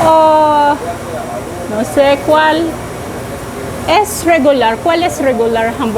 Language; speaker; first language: Spanish; non-native, learner; Filipino